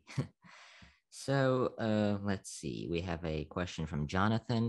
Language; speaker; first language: English; non-native, fluent; Slovak